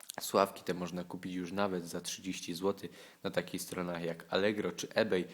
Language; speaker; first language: Polish; native; Polish